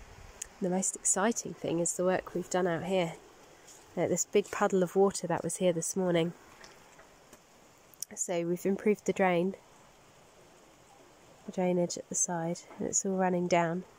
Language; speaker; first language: English; native; English